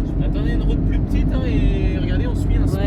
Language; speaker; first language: French; native; French